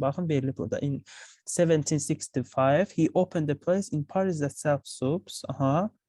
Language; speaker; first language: English; non-native, fluent; Azerbaijani